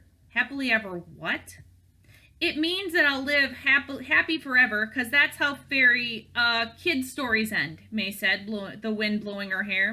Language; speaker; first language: English; native; English